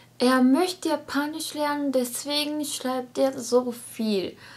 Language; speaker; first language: German; non-native, learner; Japanese